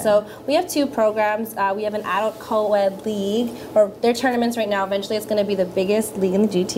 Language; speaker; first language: English; early bilingual, other home language; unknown